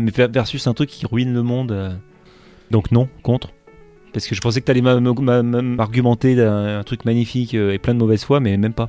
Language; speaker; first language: French; native; French